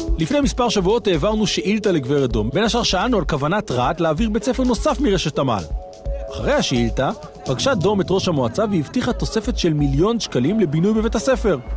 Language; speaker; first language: Hebrew; native; Hebrew